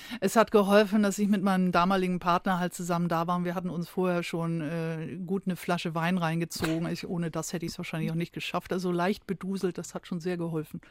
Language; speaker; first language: German; native; German